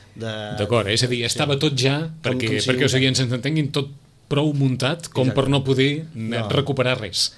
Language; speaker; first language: Catalan; native; Catalan